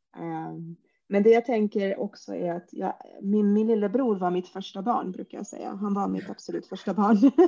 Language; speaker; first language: Swedish; early bilingual, other home language; Arabic